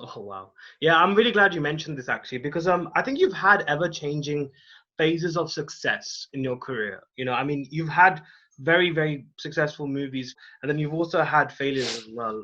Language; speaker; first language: English; non-native, local second language; Hindi